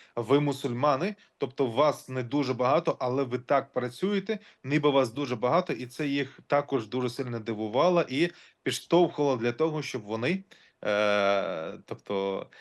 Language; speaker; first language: Ukrainian; non-native, local second language; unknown